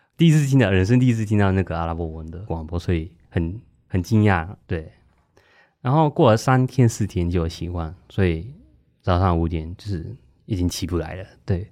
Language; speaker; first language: Chinese; non-native, fluent; Japanese